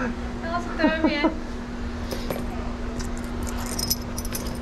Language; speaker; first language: Spanish; native; Spanish